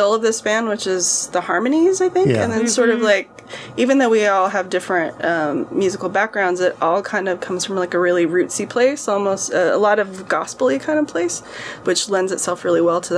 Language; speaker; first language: English; native; English